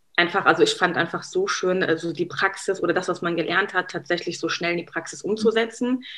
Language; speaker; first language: German; early bilingual, other home language; Arabic